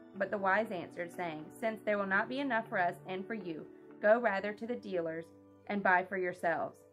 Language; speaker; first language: English; native; English